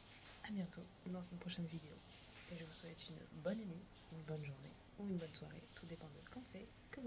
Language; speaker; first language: French; native; French